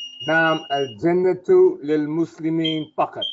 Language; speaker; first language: Arabic; non-native, learner; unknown